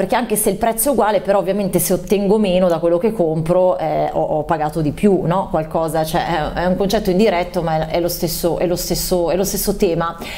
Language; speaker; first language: Italian; native; Italian